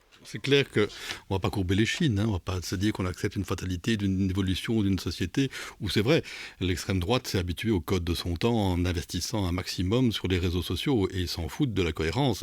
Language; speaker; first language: French; native; French